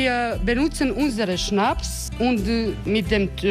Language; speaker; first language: German; non-native, fluent; Croatian